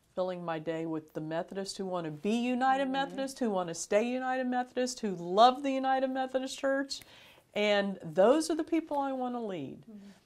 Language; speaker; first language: English; native; English